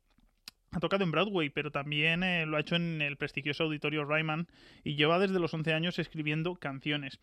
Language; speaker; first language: Spanish; native; Spanish